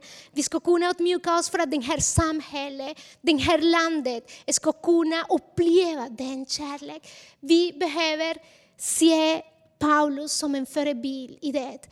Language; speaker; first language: Swedish; non-native, fluent; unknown